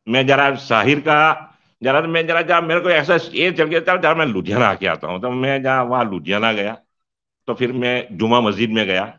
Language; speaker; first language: Hindi; non-native, local second language; Gujarati